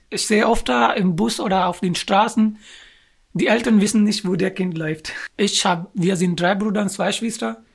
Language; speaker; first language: German; non-native, learner; Urdu